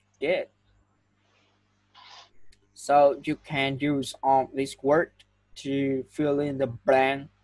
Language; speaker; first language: English; non-native, fluent; Vietnamese